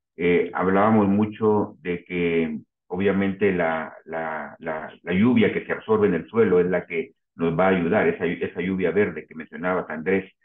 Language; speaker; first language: Spanish; native; Spanish